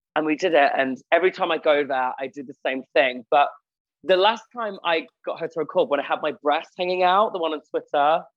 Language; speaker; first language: English; native; English